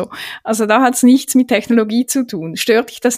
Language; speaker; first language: German; native; German